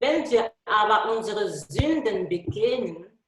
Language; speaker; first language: German; non-native, learner; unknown